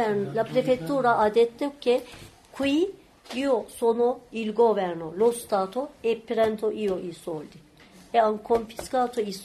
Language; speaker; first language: Italian; non-native, learner; Turkish